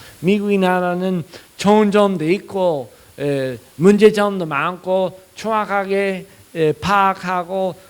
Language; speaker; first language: Korean; non-native, fluent; English